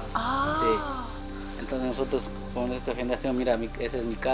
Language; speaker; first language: Spanish; non-native, local second language; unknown